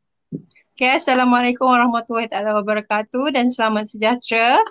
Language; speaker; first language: Malay; native; Malay